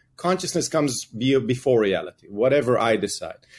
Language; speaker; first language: English; non-native, fluent; Hebrew